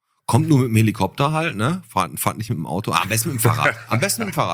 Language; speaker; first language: German; native; German